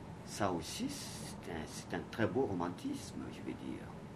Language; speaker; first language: French; non-native, local second language; Bambara